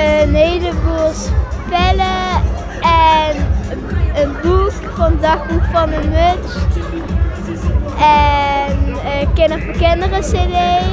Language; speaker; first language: Dutch; native; Dutch